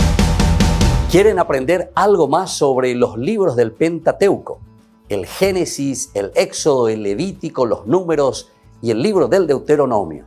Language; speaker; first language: Spanish; native; Spanish